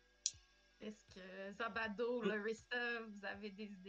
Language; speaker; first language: French; native; French